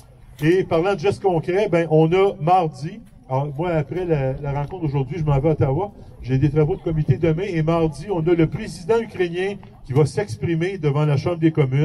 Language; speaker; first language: French; native; French